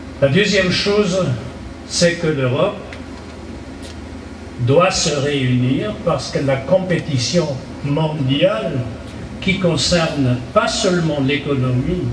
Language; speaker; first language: French; non-native, fluent; German